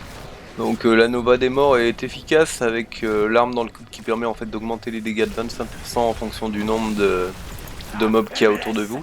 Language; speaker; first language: French; native; French